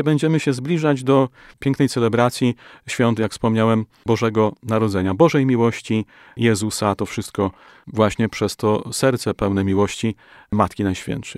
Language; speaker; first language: Polish; native; Polish